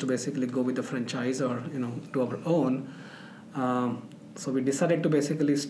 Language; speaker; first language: English; non-native, local second language; Marathi